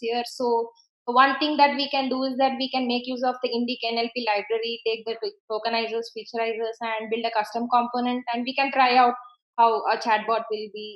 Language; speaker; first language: English; non-native, local second language; Tamil